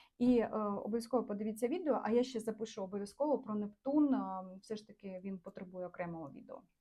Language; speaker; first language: Ukrainian; non-native, local second language; Russian